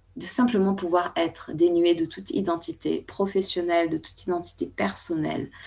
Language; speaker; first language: French; native; French